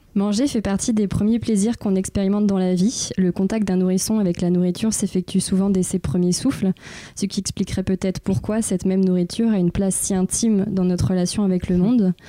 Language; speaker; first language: French; native; French